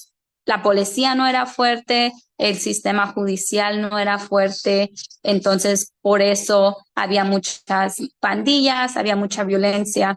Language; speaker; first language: Spanish; early bilingual, heritage; Spanish